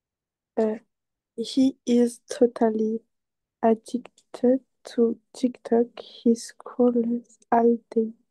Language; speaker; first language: English; non-native, learner; French